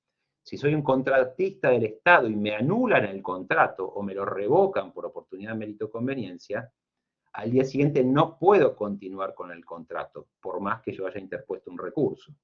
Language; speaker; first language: Spanish; native; Spanish